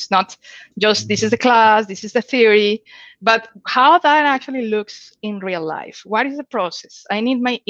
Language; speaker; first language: English; non-native, fluent; Spanish